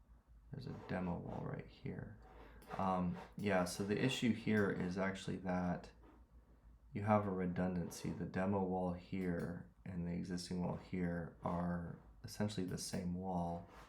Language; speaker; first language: English; native; English